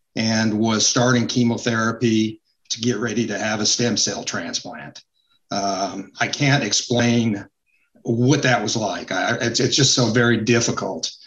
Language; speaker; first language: English; native; English